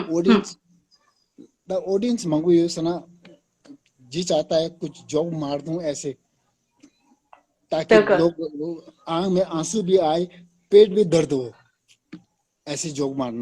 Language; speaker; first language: Hindi; non-native, local second language; Tibetan